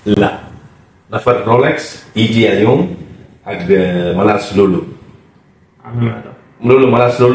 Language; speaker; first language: Arabic; non-native, learner; Tamil